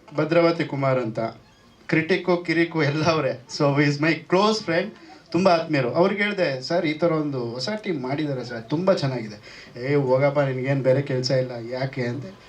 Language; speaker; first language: Kannada; non-native, local second language; Kodava